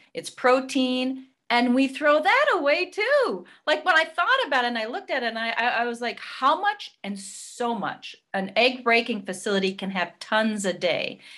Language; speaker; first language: English; native; English